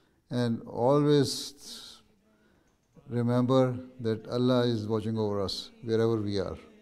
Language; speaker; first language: English; non-native, local second language; Urdu